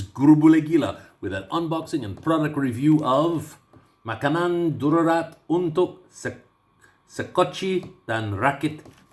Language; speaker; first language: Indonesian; non-native, learner; English